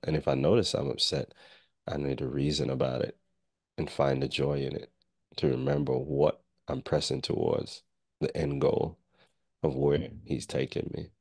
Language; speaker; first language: English; native; English